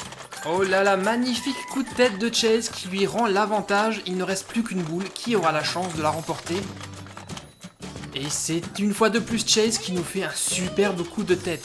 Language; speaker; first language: French; native; French